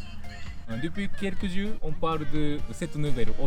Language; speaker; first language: French; non-native, learner; Japanese